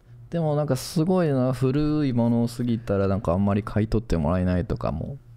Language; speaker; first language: Japanese; native; Japanese